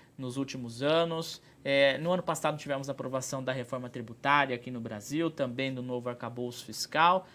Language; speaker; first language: Portuguese; native; Portuguese